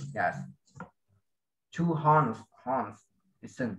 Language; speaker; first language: English; non-native, fluent; Vietnamese